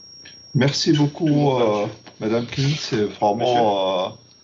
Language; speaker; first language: French; non-native, fluent; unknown